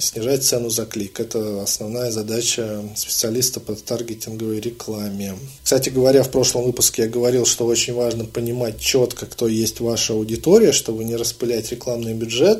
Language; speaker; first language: Russian; native; Russian